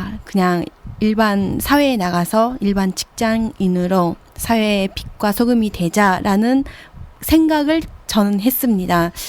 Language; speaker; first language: Korean; early bilingual, heritage; Korean